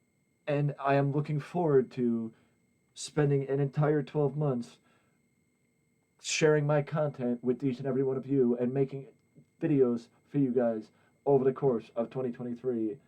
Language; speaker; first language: English; native; English